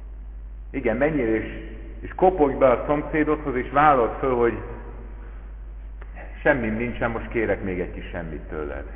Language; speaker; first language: Hungarian; native; Hungarian